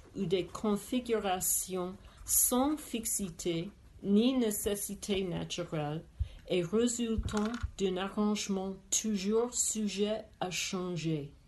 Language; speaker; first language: French; non-native, fluent; English